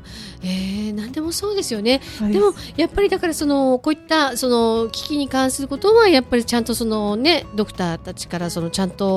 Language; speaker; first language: Japanese; native; Japanese